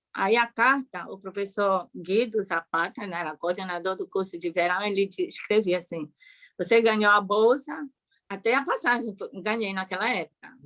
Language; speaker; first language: Portuguese; early bilingual, other home language; Japanese